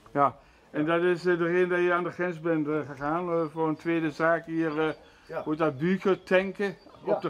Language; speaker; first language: Dutch; native; Dutch